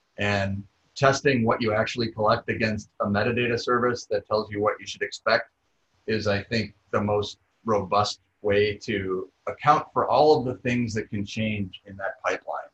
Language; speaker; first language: English; native; English